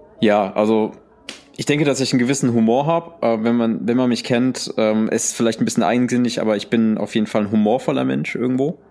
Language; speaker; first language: German; early bilingual, other home language; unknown